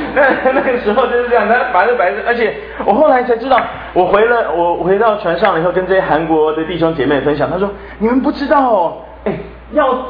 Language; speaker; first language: Chinese; native; Chinese